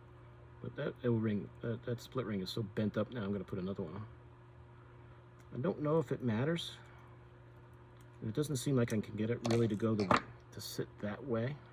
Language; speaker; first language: English; native; English